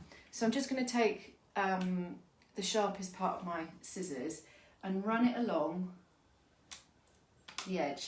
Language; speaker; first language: English; native; English